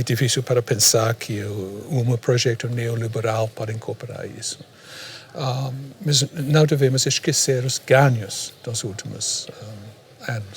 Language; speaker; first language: Portuguese; non-native, fluent; English